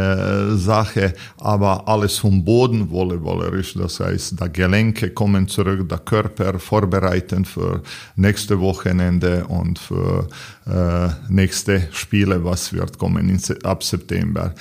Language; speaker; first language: German; non-native, learner; Serbian